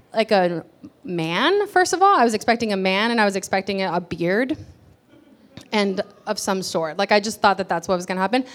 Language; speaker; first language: English; early bilingual, other home language; Spanish